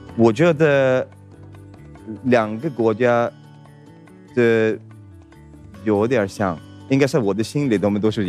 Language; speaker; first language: Chinese; non-native, fluent; Swedish